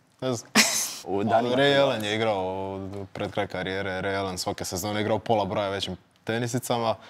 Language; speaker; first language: Croatian; native; Croatian